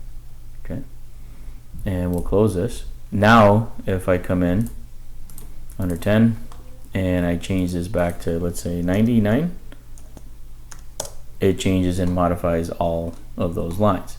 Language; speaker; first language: English; native; English